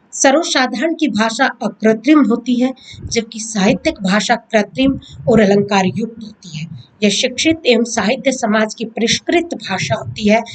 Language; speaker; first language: Hindi; native; Hindi